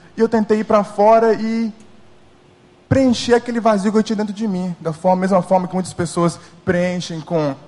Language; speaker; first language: Portuguese; early bilingual, heritage; English